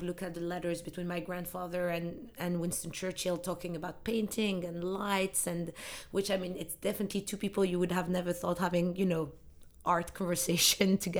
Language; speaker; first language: English; non-native, fluent; Arabic